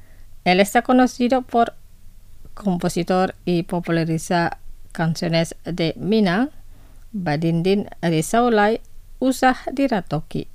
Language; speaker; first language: Spanish; non-native, fluent; Indonesian